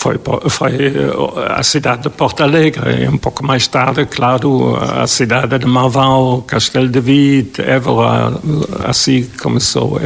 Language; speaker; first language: Portuguese; non-native, fluent; German